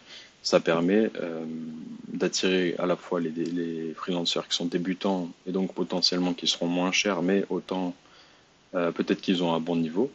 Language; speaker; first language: French; native; French